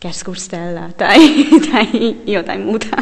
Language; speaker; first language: Finnish; non-native, learner; Hungarian